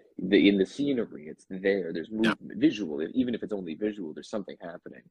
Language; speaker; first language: English; native; English